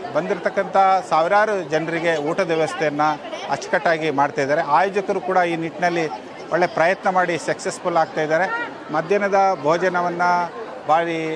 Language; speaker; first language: Kannada; non-native, local second language; Kodava